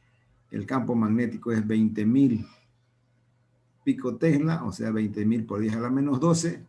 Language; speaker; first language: Spanish; native; Spanish